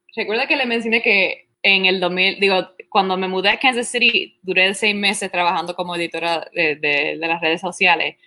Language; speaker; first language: Spanish; early bilingual, heritage; Spanish